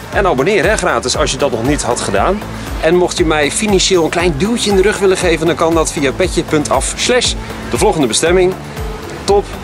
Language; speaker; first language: Dutch; native; Dutch